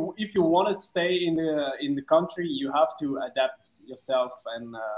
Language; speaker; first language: English; non-native, fluent; French